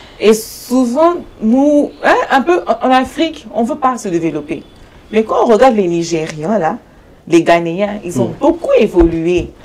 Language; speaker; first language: French; non-native, local second language; Lingala